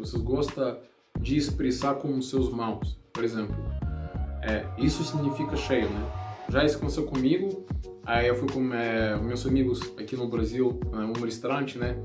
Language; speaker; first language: Portuguese; non-native, learner; Russian